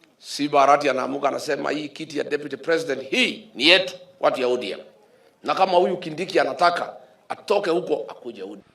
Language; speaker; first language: Swahili; non-native, local second language; Kikuyu